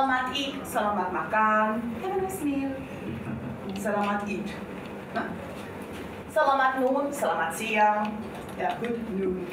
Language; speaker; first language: Indonesian; non-native, fluent; German